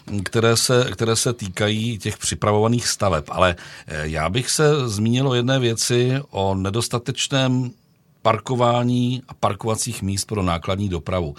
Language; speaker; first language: Czech; native; Czech